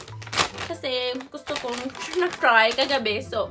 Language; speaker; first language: Filipino; non-native, learner; English